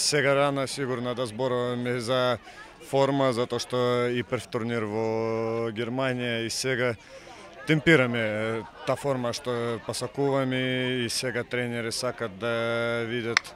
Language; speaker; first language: Macedonian; non-native, fluent; Russian